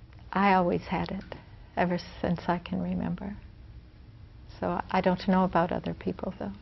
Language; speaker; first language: English; native; English